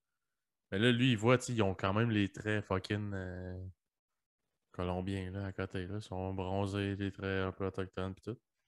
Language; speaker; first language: French; early bilingual, other home language; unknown